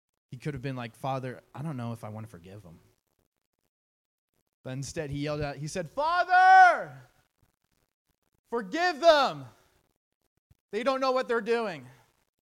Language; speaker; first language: English; native; English